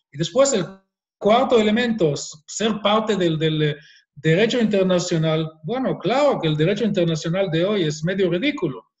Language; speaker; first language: Spanish; non-native, fluent; Hebrew